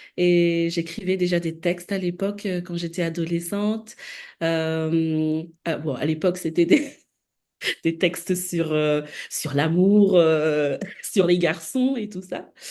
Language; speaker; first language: French; non-native, local second language; Malagasy